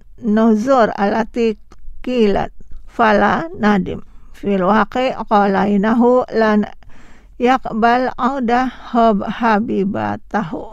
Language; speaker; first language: Arabic; non-native, fluent; Indonesian